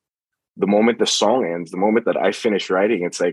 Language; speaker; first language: English; non-native, local second language; Filipino